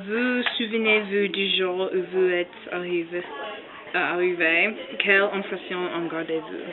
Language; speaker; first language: French; non-native, learner; English